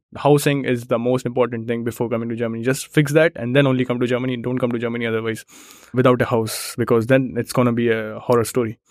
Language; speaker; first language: English; non-native, local second language; Hindi